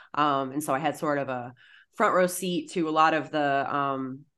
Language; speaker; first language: English; native; English